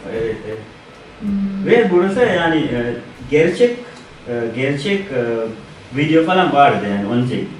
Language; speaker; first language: Turkish; non-native, learner; Sinhala